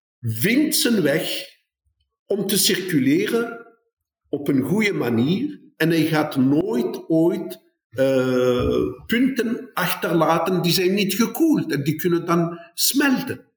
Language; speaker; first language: Dutch; non-native, fluent; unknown